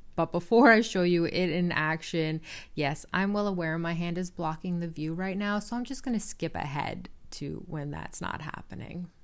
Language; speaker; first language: English; native; English